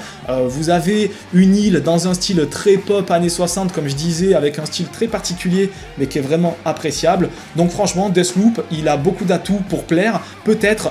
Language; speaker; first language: French; native; French